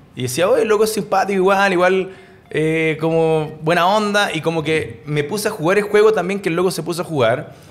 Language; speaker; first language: Spanish; native; Spanish